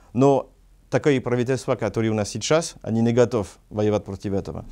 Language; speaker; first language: Russian; non-native, learner; French